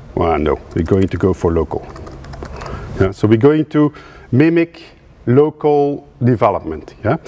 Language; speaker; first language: English; non-native, fluent; Dutch